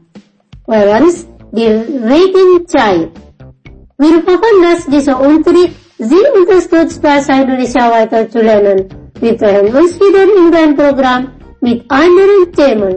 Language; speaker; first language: German; non-native, fluent; Indonesian